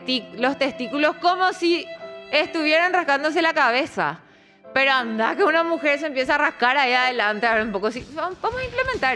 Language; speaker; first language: Spanish; native; Spanish